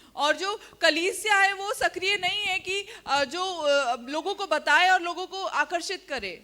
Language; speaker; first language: Hindi; native; Hindi